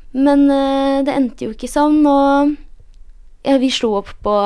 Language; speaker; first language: Norwegian; early bilingual, heritage; Polish